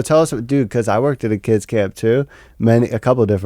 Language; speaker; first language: English; native; English